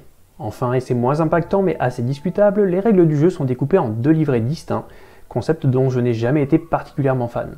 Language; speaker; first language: French; native; French